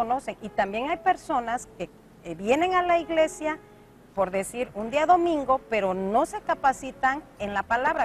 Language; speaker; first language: Spanish; native; Spanish